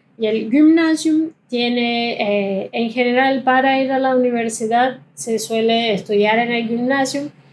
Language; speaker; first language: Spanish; non-native, fluent; German